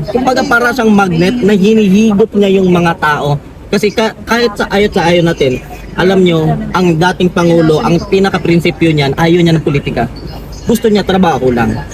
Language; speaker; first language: Filipino; non-native, local second language; Cebuano